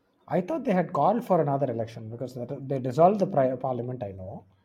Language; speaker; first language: English; non-native, local second language; Tamil